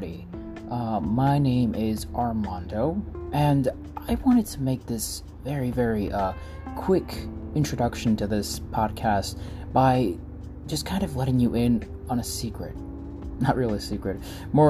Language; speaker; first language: English; non-native, fluent; Spanish